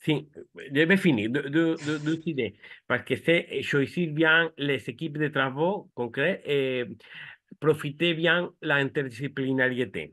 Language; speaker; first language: French; non-native, fluent; Spanish